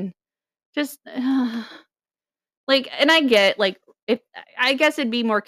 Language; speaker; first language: English; native; English